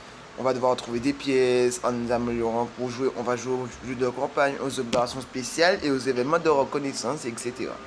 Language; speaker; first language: French; native; French